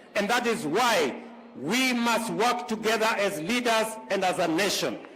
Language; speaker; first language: English; non-native, local second language; Kalenjin